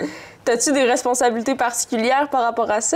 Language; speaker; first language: French; native; French